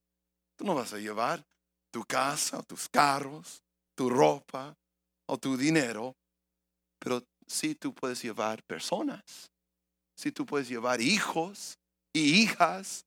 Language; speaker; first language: Spanish; early bilingual, heritage; English